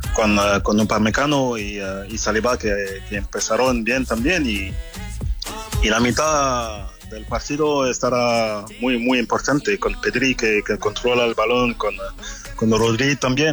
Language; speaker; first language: Spanish; non-native, fluent; French